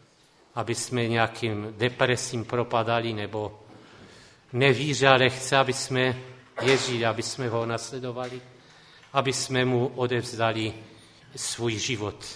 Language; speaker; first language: Czech; non-native, local second language; Polish